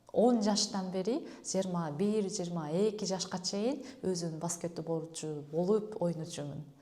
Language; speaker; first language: Kyrgyz; non-native, fluent; Japanese